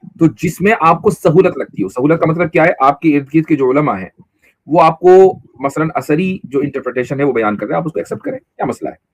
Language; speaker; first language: Urdu; native; Urdu